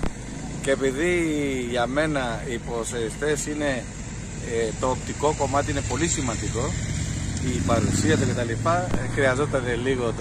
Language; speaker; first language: Greek; non-native, fluent; Spanish